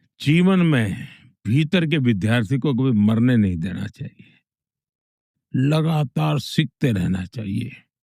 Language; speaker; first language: Hindi; non-native, local second language; Gujarati